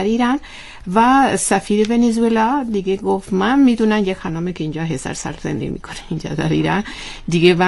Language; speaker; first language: Persian; non-native, learner; Spanish